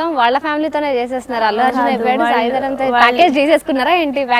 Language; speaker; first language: Telugu; native; Telugu